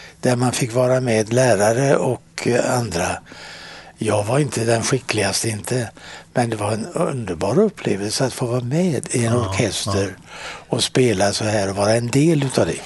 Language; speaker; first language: Swedish; native; Swedish